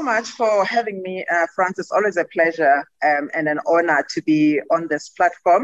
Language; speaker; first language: English; non-native, local second language; Xhosa